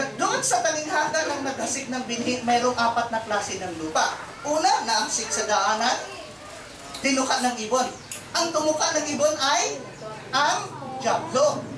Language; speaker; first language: Filipino; non-native, local second language; Cebuano